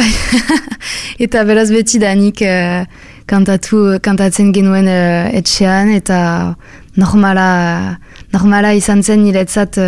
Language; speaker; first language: Basque; non-native, local second language; French